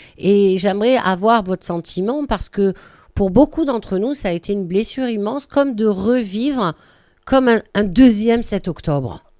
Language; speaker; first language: French; native; French